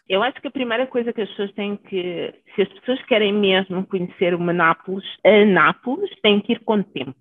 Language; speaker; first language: Portuguese; early bilingual, other home language; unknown